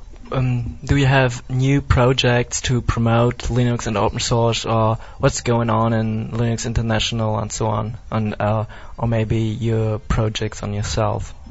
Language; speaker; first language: English; non-native, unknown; German